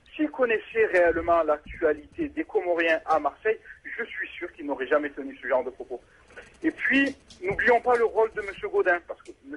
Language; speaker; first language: French; early bilingual, other home language; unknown